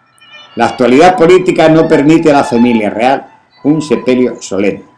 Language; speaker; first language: Spanish; native; Spanish